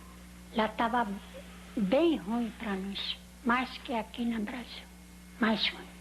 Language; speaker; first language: Portuguese; non-native, learner; Polish